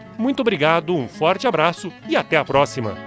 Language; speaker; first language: Portuguese; native; Portuguese